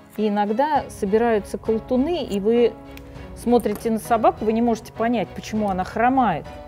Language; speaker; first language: Russian; native; Russian